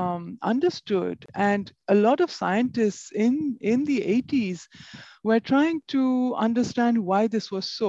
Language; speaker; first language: English; non-native, local second language; Bangla